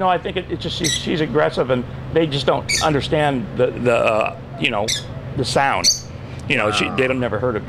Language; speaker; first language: English; native; English